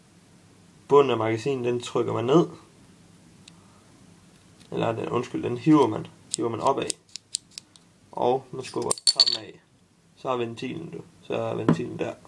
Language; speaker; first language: Danish; native; Danish